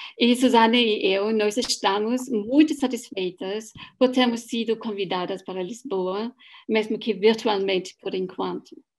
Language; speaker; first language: Portuguese; non-native, learner; German